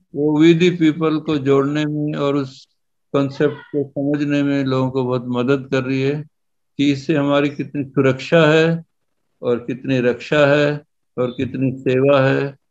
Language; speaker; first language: Hindi; native; Hindi